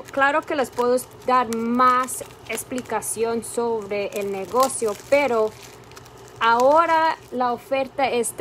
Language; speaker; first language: Spanish; early bilingual, heritage; Spanish